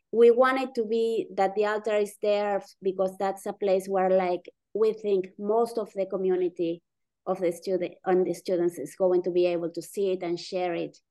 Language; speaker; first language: English; non-native, fluent; Spanish